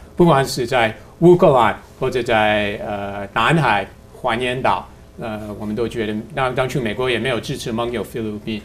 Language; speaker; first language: Chinese; native; Chinese